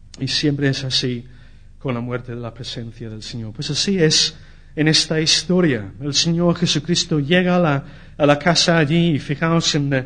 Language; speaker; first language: Spanish; non-native, fluent; English